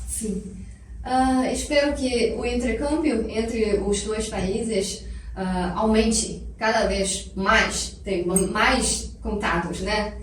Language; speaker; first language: Portuguese; non-native, fluent; Chinese